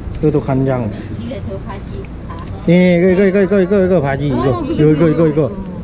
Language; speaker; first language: Korean; non-native, learner; Thai